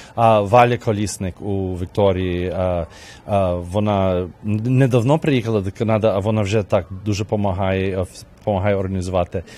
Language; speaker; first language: Ukrainian; early bilingual, heritage; Ukrainian